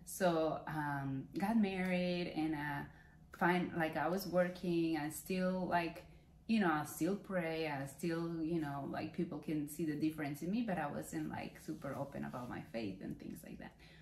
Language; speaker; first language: English; non-native, fluent; Spanish